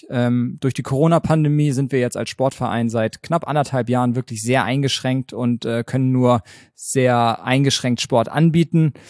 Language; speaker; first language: German; native; German